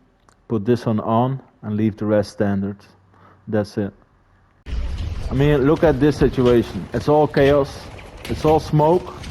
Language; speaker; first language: English; non-native, fluent; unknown